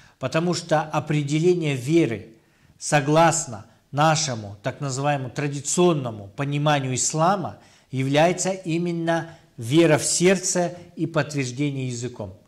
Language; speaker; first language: Russian; non-native, local second language; Kyrgyz